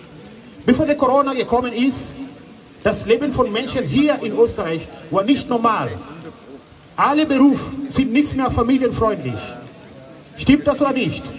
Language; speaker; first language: German; non-native, fluent; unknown